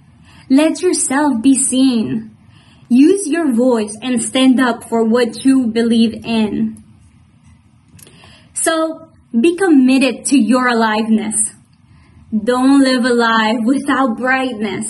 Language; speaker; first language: English; non-native, fluent; Spanish